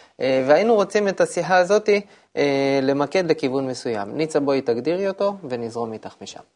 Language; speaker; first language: Hebrew; native; Hebrew